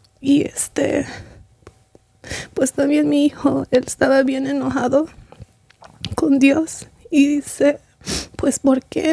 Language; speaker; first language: Spanish; early bilingual, heritage; Spanish